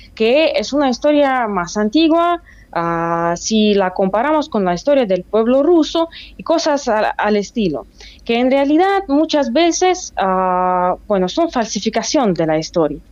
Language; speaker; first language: Spanish; non-native, fluent; Russian